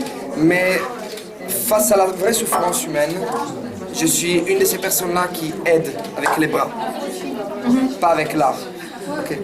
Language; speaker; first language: French; non-native, fluent; Italian